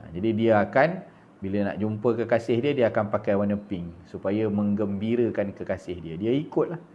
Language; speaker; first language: Malay; native; Malay